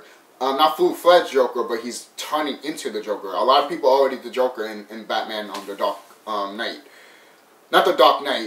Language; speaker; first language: English; native; English